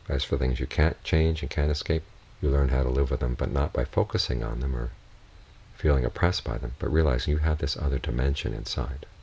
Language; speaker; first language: English; native; English